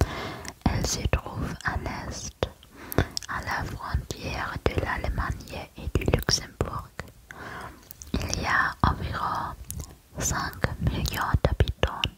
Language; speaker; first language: French; non-native, learner; German